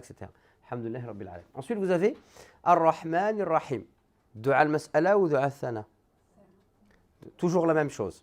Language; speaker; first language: French; native; French